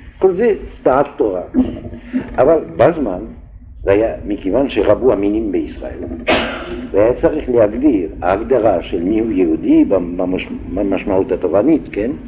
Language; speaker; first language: Hebrew; non-native, fluent; French